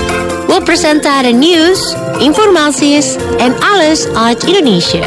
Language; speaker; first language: Dutch; non-native, fluent; Indonesian